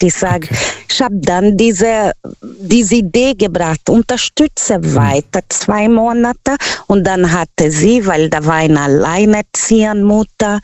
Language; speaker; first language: German; non-native, learner; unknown